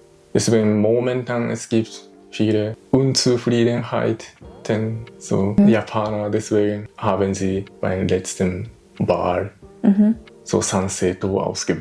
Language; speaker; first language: German; non-native, learner; Japanese